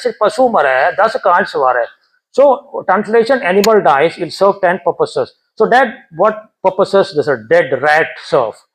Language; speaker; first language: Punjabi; early bilingual, heritage; Punjabi